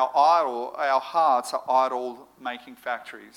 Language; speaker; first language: English; native; English